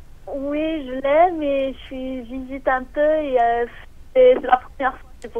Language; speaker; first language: French; non-native, learner; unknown